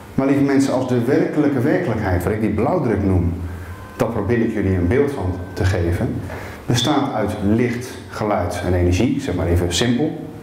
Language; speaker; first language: Dutch; native; Dutch